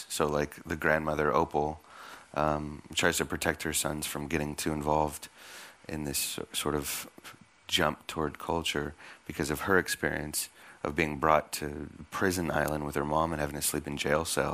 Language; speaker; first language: English; native; English